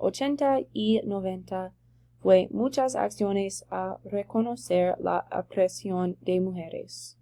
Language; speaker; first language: Spanish; non-native, learner; English